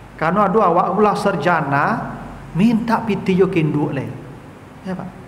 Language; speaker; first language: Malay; non-native, local second language; Minangkabau